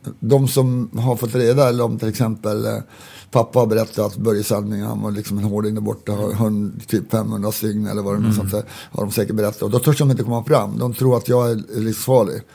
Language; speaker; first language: Swedish; native; Swedish